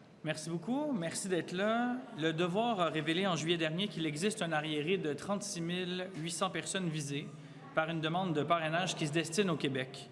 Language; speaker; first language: French; native; French